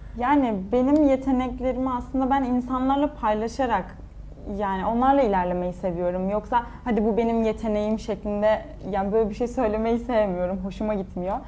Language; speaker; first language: Turkish; native; Turkish